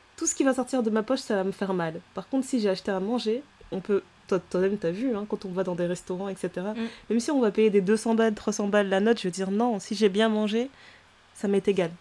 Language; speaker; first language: French; early bilingual, other home language; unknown